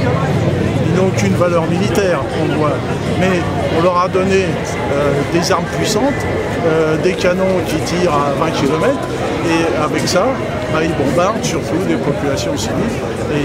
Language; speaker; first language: French; native; French